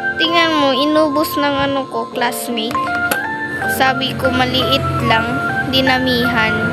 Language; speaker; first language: Filipino; non-native, local second language; Cebuano